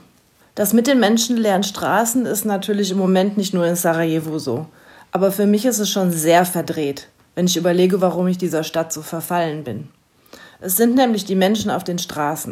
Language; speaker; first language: German; native; German